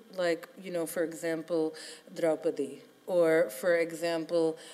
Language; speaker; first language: English; native; English